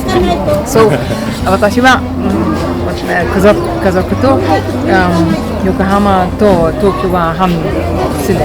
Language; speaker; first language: Japanese; non-native, learner; German